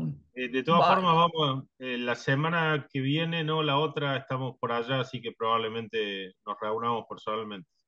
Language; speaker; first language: Spanish; native; Spanish